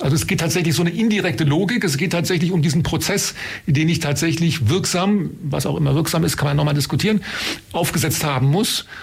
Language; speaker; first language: German; native; German